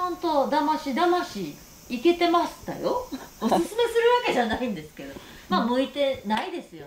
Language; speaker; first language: Japanese; native; Japanese